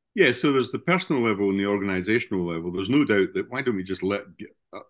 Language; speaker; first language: English; native; English